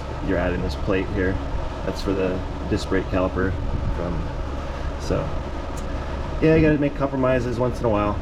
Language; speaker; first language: English; native; English